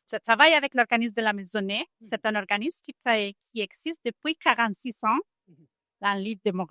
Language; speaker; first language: French; non-native, fluent; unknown